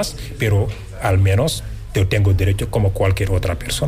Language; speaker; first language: Spanish; non-native, fluent; Wolof